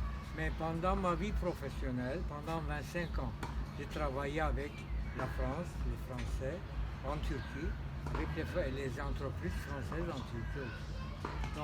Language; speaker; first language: French; non-native, fluent; Turkish